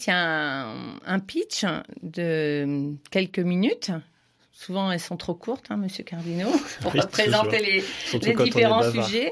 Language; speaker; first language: French; native; French